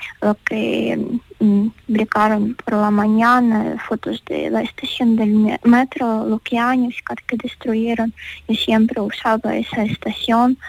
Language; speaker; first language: Spanish; non-native, learner; Ukrainian